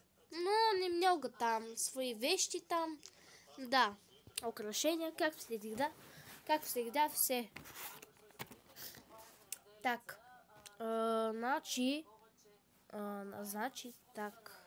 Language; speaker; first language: Russian; non-native, learner; Bulgarian